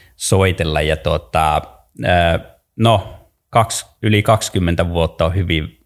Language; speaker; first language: Finnish; native; Finnish